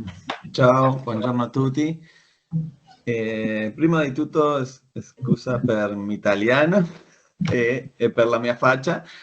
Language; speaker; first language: Italian; non-native, learner; Spanish